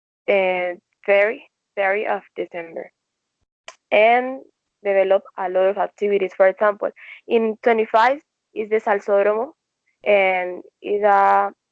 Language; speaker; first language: English; non-native, learner; Spanish